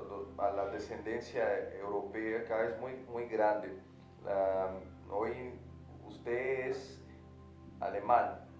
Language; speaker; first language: Spanish; non-native, fluent; Portuguese